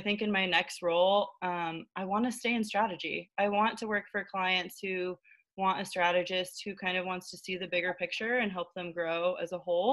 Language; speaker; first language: English; native; English